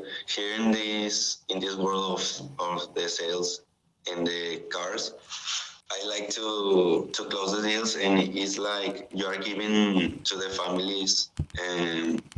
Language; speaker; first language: English; non-native, learner; Spanish